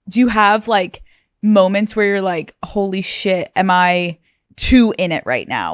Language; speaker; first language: English; native; English